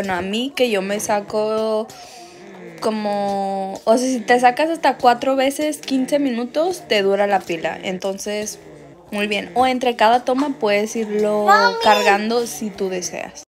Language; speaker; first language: Spanish; native; Spanish